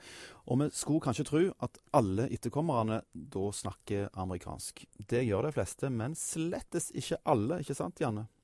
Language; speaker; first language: Norwegian; native; Norwegian